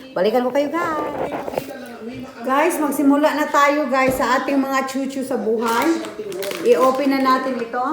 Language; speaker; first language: Filipino; non-native, local second language; Cebuano